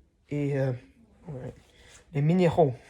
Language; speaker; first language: French; non-native, learner; English